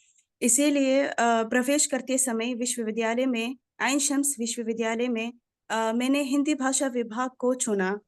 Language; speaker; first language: Hindi; non-native, fluent; Arabic